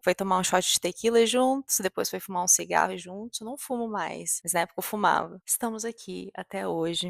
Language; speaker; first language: Portuguese; native; Portuguese